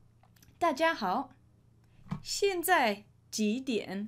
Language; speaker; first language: Chinese; non-native, learner; English